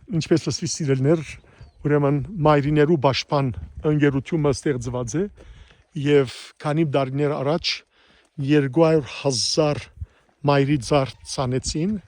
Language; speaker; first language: Armenian; early bilingual, heritage; Armenian